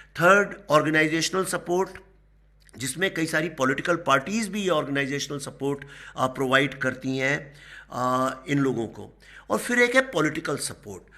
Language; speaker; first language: Hindi; native; Hindi